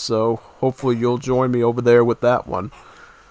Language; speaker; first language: English; native; English